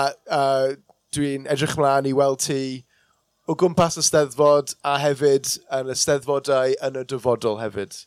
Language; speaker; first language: Welsh; non-native, local second language; English